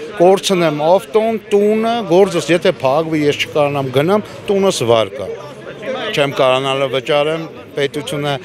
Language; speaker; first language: Armenian; native; Armenian